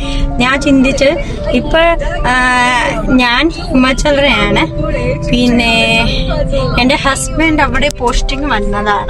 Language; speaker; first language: Malayalam; non-native, local second language; Hindi